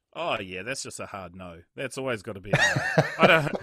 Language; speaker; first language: English; native; English